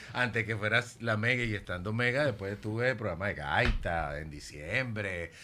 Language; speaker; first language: Spanish; native; Spanish